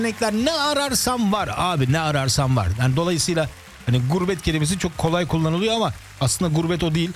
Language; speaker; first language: Turkish; early bilingual, heritage; Turkish